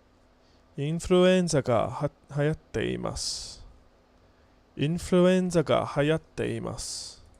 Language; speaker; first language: Japanese; non-native, learner; English